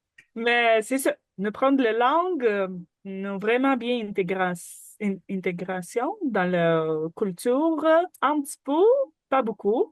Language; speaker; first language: French; non-native, learner; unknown